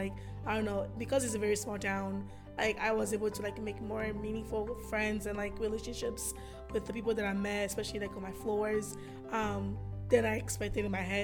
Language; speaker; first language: English; early bilingual, other home language; Ewe